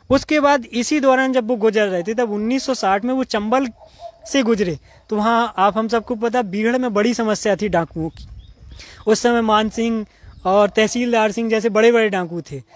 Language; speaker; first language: Hindi; native; Hindi